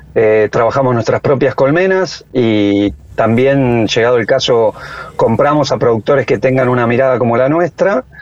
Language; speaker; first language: Spanish; native; Spanish